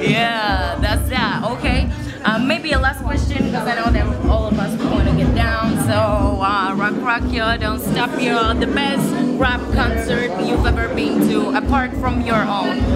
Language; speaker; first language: English; non-native, fluent; Polish